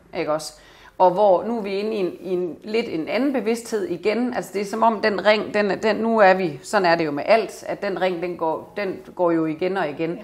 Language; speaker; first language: Danish; native; Danish